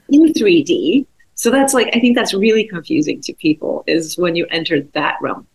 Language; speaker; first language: English; non-native, fluent; Czech